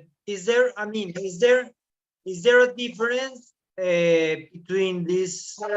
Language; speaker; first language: English; non-native, fluent; Spanish